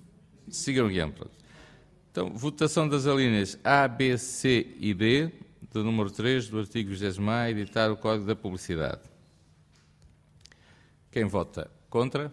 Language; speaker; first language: Portuguese; native; Portuguese